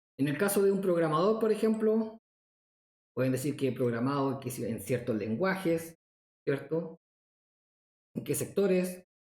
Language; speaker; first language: Spanish; native; Spanish